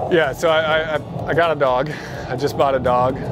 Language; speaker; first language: English; native; English